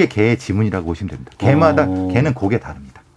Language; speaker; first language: Korean; native; Korean